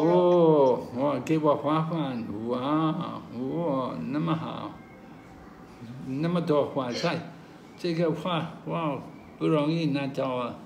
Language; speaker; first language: Chinese; non-native, learner; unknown